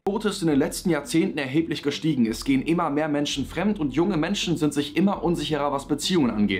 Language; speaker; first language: German; native; German